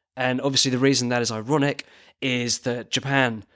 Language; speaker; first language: English; native; English